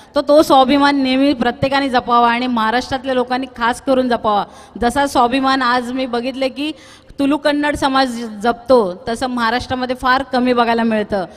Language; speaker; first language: Marathi; non-native, local second language; Tulu